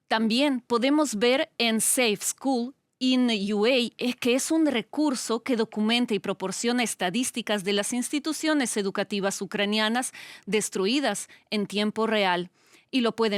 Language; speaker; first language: Spanish; non-native, fluent; Ukrainian